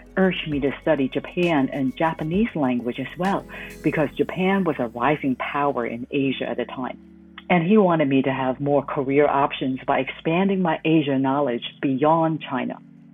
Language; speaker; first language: English; non-native, local second language; Cantonese